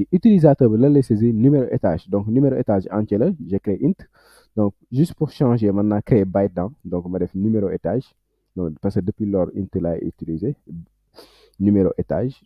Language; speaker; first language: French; non-native, local second language; Wolof